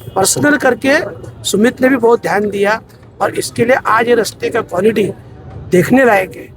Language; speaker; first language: Hindi; non-native, local second language; Marathi